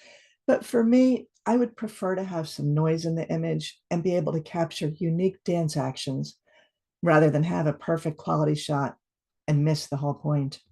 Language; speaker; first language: English; native; English